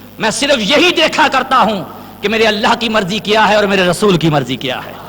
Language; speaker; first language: Urdu; non-native, local second language; Punjabi